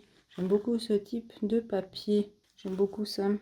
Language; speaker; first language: French; native; French